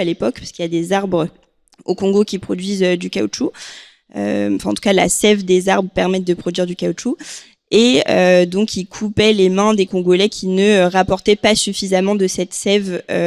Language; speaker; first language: French; native; French